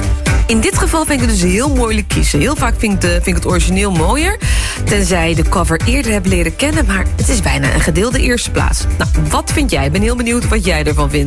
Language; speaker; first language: Dutch; native; Dutch